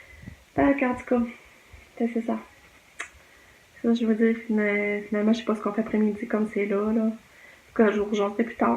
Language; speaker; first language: French; native; French